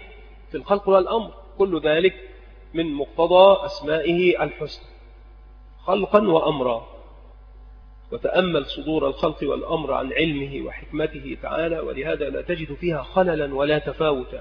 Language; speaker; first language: Arabic; native; Arabic